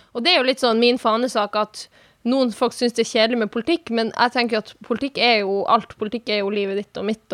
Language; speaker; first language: Norwegian; non-native, local second language; Northern Sami